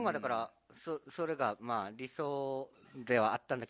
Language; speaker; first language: Japanese; native; Japanese